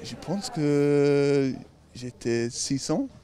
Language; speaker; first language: French; non-native, learner; English